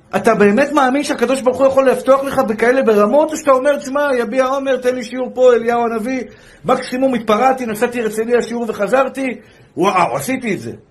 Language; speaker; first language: Hebrew; native; Hebrew